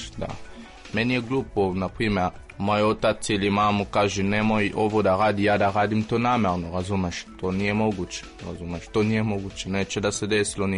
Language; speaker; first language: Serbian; non-native, fluent; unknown